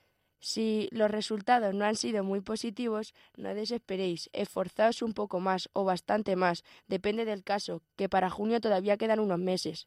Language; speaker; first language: Spanish; native; Spanish